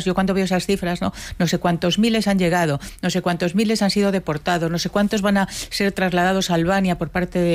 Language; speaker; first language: Spanish; native; Spanish